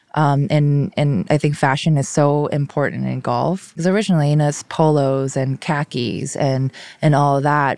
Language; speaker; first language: English; early bilingual, other home language; Korean